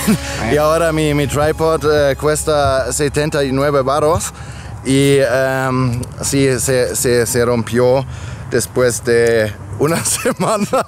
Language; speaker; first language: Spanish; non-native, fluent; German